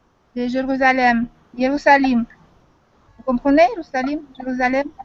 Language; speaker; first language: French; non-native, fluent; Russian